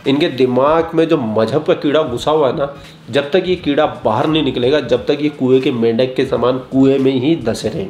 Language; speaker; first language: Hindi; native; Hindi